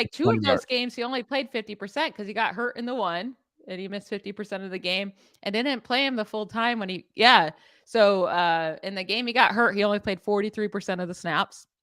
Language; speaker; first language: English; native; English